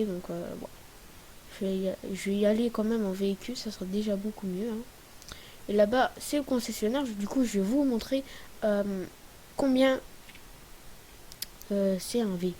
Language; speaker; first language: French; native; French